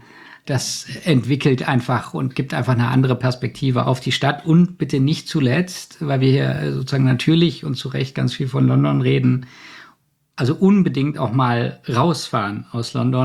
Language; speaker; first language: German; native; German